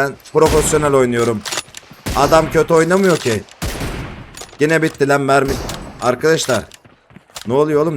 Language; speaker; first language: Turkish; native; Turkish